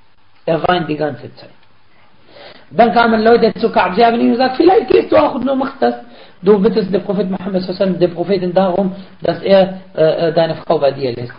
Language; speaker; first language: German; non-native, fluent; Arabic